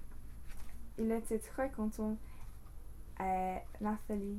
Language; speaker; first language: French; non-native, learner; English